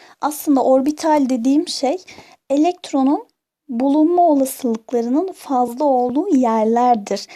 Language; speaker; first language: Turkish; native; Turkish